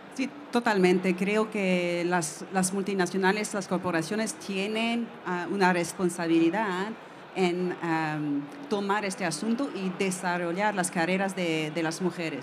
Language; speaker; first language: Spanish; non-native, fluent; French